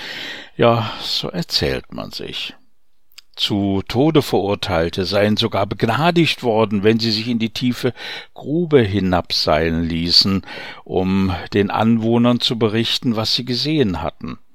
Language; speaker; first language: German; native; German